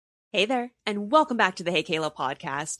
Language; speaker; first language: English; native; English